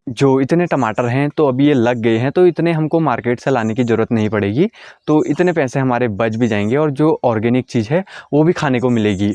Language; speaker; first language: Hindi; non-native, local second language; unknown